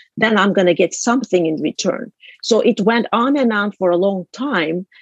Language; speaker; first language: English; non-native, fluent; Turkish